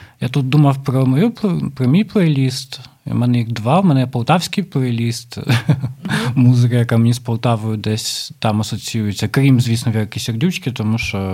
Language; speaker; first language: Ukrainian; non-native, local second language; Russian